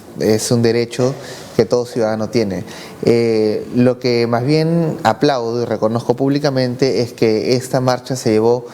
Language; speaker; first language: Spanish; native; Spanish